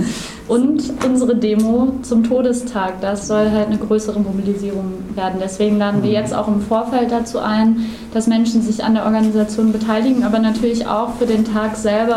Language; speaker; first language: German; native; German